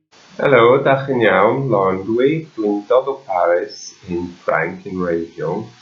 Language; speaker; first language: Welsh; non-native, learner; French